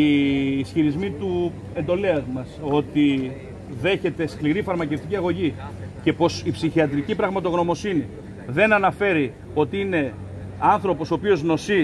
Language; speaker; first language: Greek; native; Greek